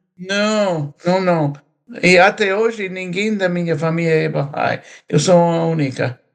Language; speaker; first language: Portuguese; non-native, fluent; English